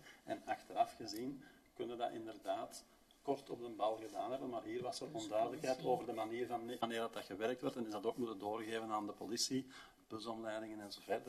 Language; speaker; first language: Dutch; native; Dutch